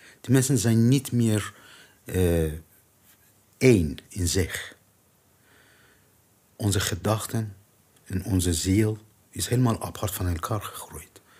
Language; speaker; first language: Dutch; non-native, learner; Persian